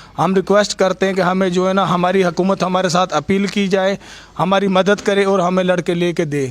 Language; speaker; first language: Urdu; non-native, local second language; Punjabi